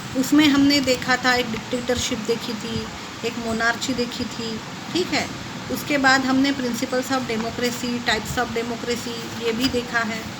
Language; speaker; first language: Hindi; non-native, local second language; Marathi